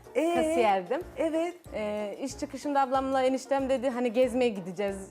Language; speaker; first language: Turkish; native; Turkish